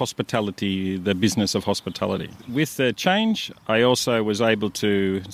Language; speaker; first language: English; native; English